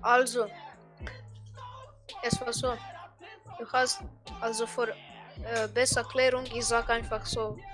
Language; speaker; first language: German; non-native, learner; Croatian